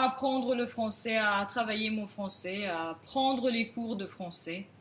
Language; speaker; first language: French; non-native, fluent; Russian